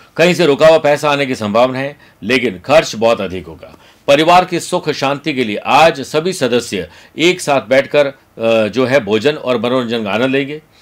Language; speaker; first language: Hindi; native; Hindi